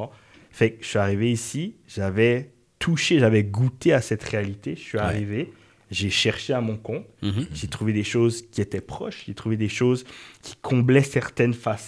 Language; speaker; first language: French; native; French